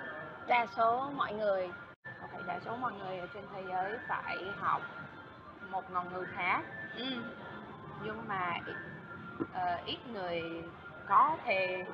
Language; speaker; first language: Vietnamese; non-native, fluent; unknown